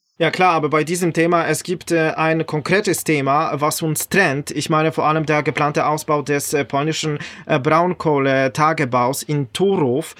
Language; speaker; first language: German; non-native, fluent; Polish